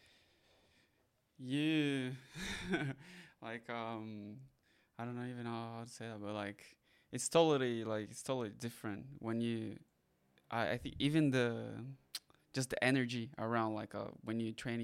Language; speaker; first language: English; non-native, fluent; Portuguese